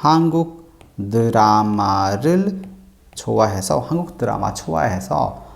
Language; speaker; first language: Korean; non-native, fluent; Hindi